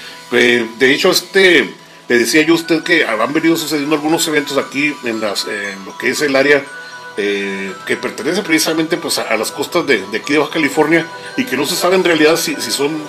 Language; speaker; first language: Spanish; native; Spanish